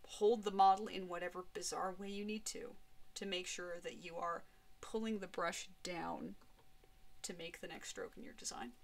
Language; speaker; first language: English; native; English